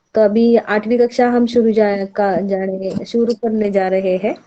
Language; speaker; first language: Hindi; non-native, local second language; Marathi